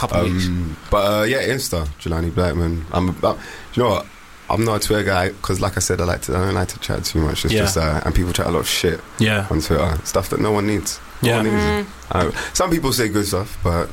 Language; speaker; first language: English; native; English